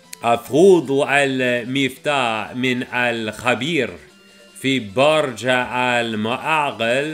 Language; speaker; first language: Arabic; non-native, learner; English